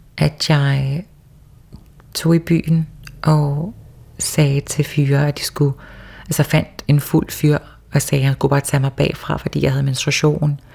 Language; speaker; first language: Danish; early bilingual, other home language; Faroese